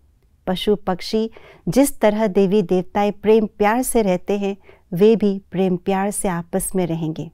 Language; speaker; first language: Hindi; native; Hindi